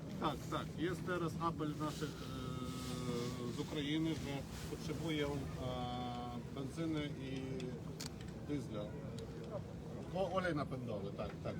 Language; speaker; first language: Polish; non-native, fluent; Ukrainian